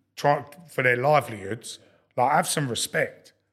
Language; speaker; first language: English; native; English